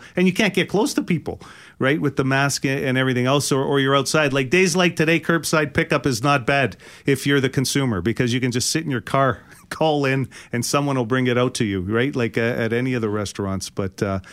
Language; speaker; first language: English; native; English